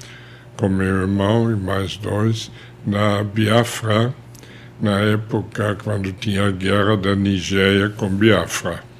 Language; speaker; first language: Portuguese; non-native, fluent; German